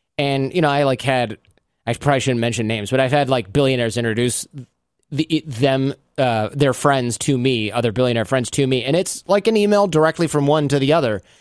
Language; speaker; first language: English; native; English